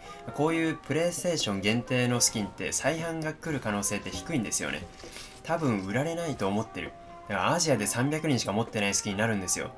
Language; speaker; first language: Japanese; native; Japanese